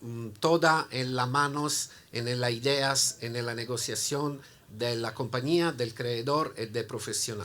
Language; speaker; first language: Spanish; non-native, learner; Italian